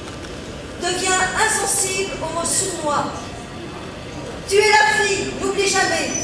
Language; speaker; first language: French; native; French